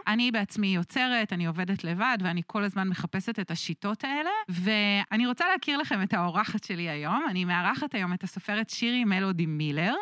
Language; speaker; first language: Hebrew; native; Hebrew